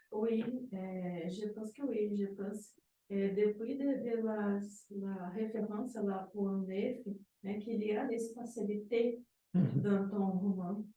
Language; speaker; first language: French; non-native, learner; Portuguese